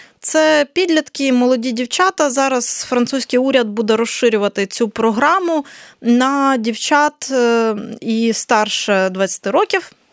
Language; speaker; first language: Ukrainian; native; Ukrainian